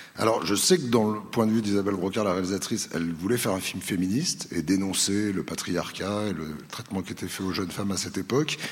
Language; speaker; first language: French; native; French